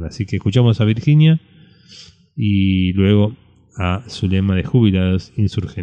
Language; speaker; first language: Spanish; native; Spanish